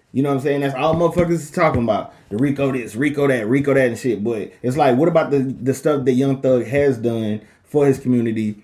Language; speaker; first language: English; native; English